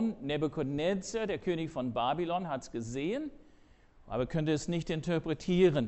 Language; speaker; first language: German; non-native, fluent; English